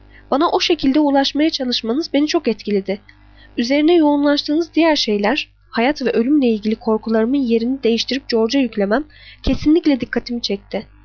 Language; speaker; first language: Turkish; native; Turkish